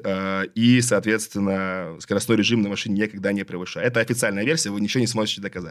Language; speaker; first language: Russian; native; Russian